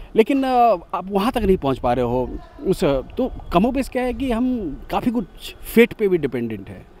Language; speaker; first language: Hindi; native; Hindi